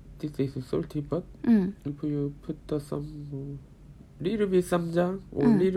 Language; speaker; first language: English; non-native, learner; Korean